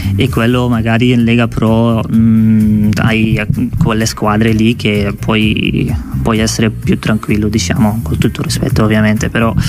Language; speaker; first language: Italian; non-native, fluent; Dutch